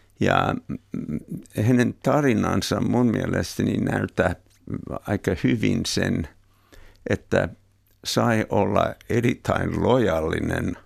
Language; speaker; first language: Finnish; non-native, fluent; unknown